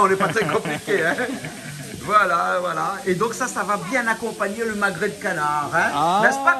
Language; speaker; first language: French; native; French